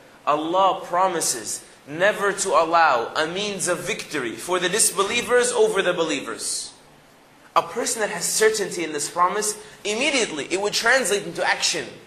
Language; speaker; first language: English; early bilingual, other home language; Arabic